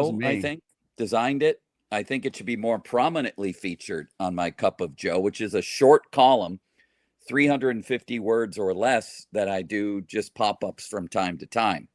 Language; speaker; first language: English; native; English